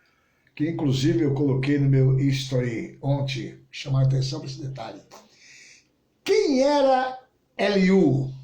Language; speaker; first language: Portuguese; native; Portuguese